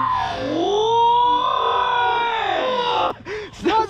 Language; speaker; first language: Japanese; native; Japanese